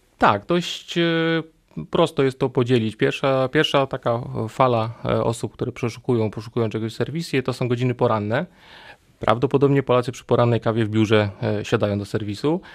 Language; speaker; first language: Polish; native; Polish